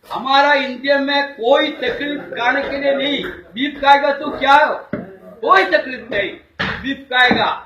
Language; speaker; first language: Hindi; non-native, local second language; Malayalam